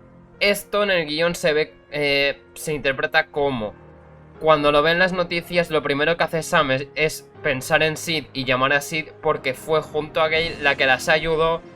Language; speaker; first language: Spanish; native; Spanish